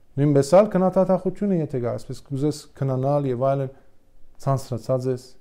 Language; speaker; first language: Armenian; early bilingual, heritage; Armenian